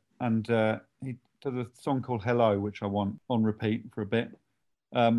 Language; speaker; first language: English; native; English